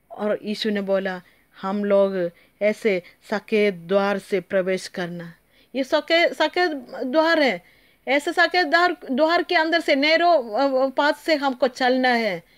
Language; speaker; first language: Hindi; non-native, local second language; Malayalam